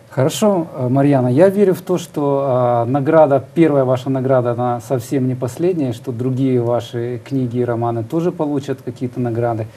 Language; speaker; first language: Russian; native; Russian